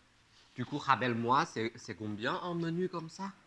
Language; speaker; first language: French; non-native, fluent; Chinese